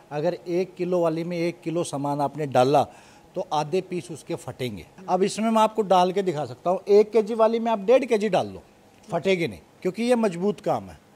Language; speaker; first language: Hindi; native; Hindi